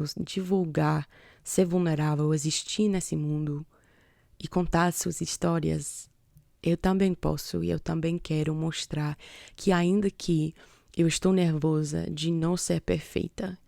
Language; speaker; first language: Portuguese; non-native, fluent; English